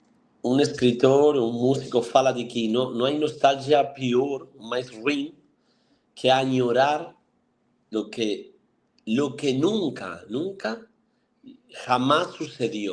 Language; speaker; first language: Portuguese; non-native, fluent; Spanish